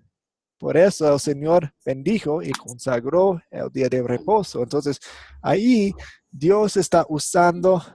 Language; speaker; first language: Spanish; non-native, fluent; English